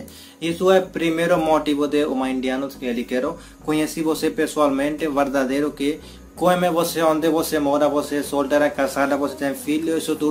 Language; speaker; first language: Portuguese; non-native, learner; Hindi